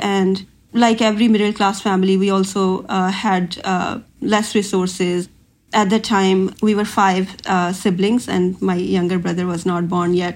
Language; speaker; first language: English; non-native, local second language; Punjabi